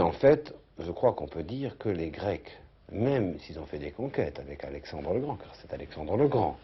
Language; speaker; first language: French; native; French